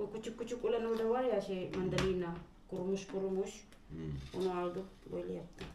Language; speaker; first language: Turkish; non-native, learner; Filipino